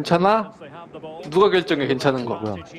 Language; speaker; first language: Korean; native; Korean